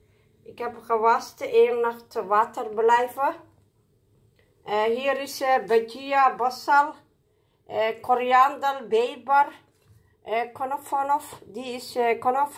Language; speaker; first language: Dutch; non-native, learner; Somali